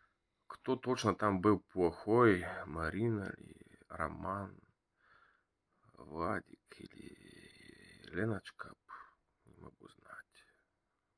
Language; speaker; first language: Russian; non-native, learner; Bulgarian